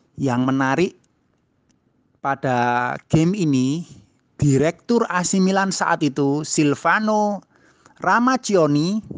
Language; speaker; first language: Indonesian; native; Indonesian